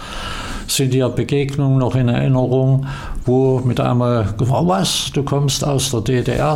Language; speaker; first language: German; native; German